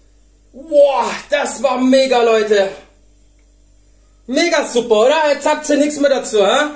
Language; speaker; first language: German; native; German